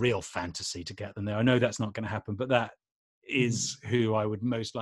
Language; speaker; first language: English; native; English